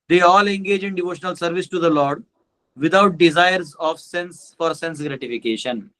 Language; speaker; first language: English; non-native, local second language; Hindi